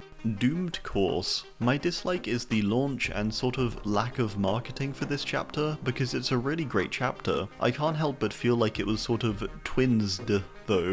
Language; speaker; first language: English; native; English